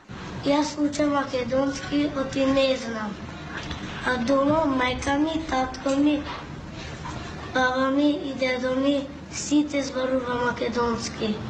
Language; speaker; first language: Macedonian; early bilingual, heritage; Macedonian